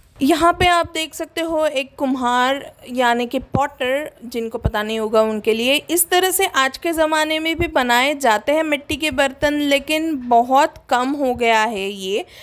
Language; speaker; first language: Hindi; non-native, local second language; Marathi